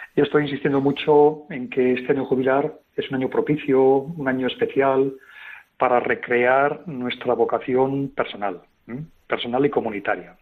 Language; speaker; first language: Spanish; native; Spanish